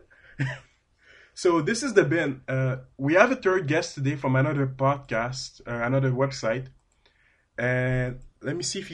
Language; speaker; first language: English; non-native, fluent; French